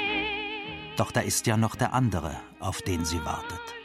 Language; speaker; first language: German; native; German